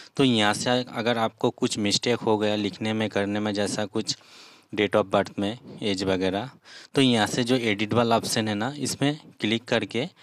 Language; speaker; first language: Hindi; native; Hindi